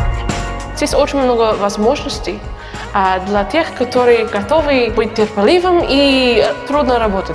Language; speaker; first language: Russian; non-native, learner; English